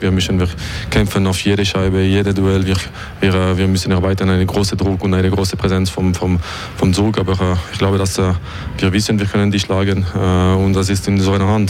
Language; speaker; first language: German; non-native, local second language; French